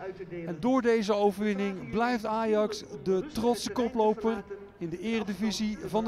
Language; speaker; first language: Dutch; native; Dutch